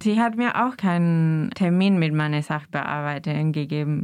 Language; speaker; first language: German; non-native, fluent; Spanish